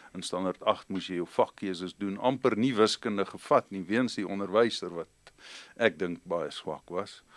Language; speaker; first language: Afrikaans; native; Afrikaans